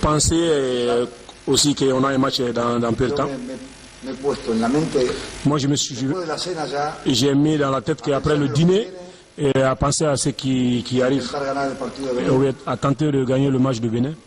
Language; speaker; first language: French; non-native, fluent; Spanish